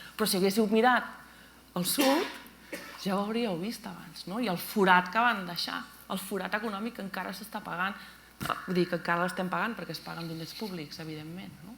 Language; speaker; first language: Catalan; native; Catalan